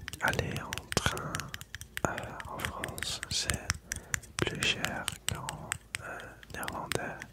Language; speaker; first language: French; non-native, local second language; Dutch